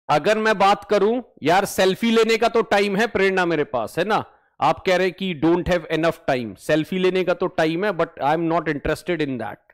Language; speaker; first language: Hindi; native; Hindi